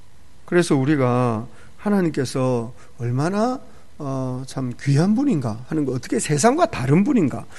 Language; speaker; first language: Korean; native; Korean